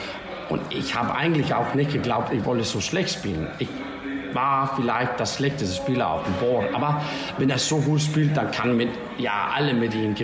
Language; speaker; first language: German; non-native, learner; Danish